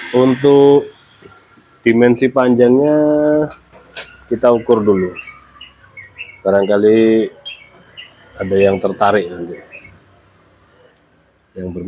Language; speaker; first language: Indonesian; native; Indonesian